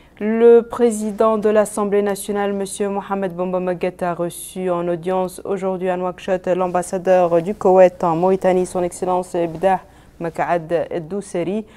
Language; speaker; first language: French; non-native, local second language; Arabic